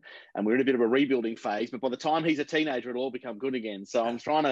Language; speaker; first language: English; native; English